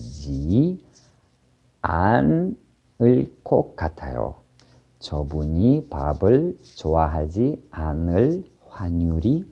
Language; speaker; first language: Korean; non-native, fluent; Ukrainian